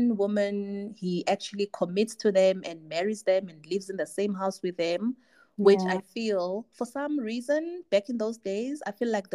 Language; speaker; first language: English; non-native, local second language; Zulu